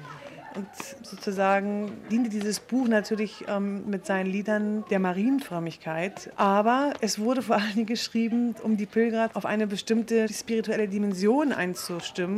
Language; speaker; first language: German; native; German